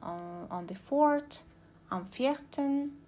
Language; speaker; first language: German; non-native, learner; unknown